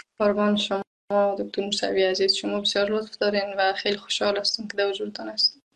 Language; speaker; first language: Persian; native; Persian